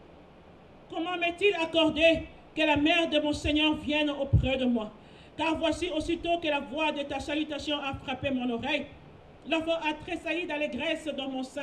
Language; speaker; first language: French; non-native, local second language; Lingala